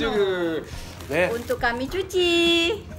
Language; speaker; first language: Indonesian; non-native, learner; Japanese